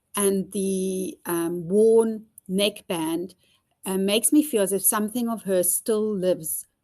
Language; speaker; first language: English; non-native, local second language; Afrikaans